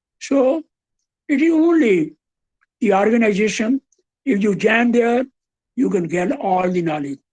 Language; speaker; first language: English; non-native, local second language; Hindi